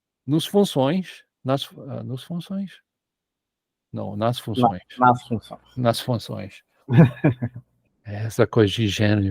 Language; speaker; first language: Portuguese; non-native, fluent; English